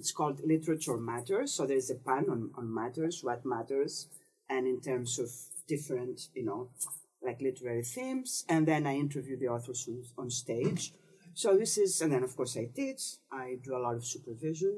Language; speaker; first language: English; non-native, fluent; Greek